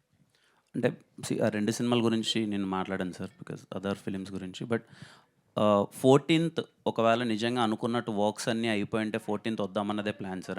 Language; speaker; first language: Telugu; native; Telugu